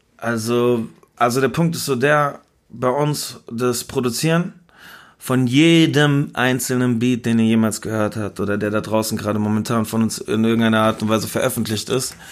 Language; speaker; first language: German; early bilingual, other home language; Spanish